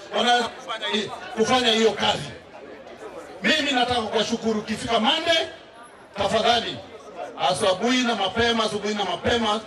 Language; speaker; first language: Swahili; non-native, local second language; Luo (Kenya and Tanzania)